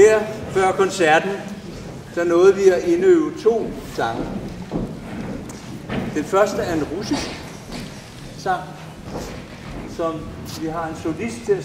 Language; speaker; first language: Danish; native; Danish